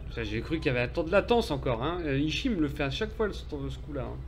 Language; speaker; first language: French; native; French